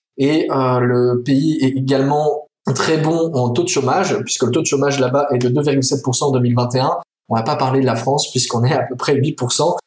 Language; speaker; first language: French; native; French